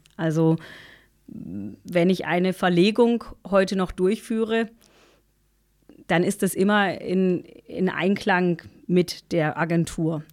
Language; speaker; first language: German; native; German